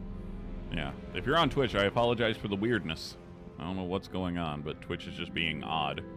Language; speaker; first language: English; native; English